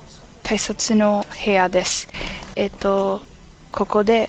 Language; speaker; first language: Japanese; non-native, learner; English